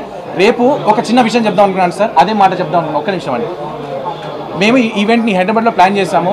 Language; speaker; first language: Telugu; native; Telugu